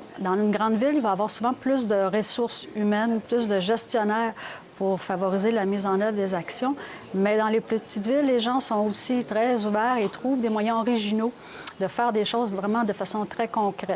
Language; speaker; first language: French; native; French